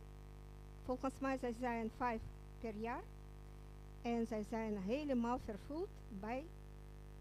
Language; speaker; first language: Dutch; non-native, learner; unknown